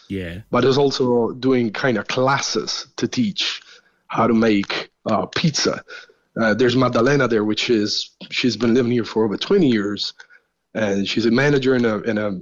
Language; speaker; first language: English; non-native, fluent; Italian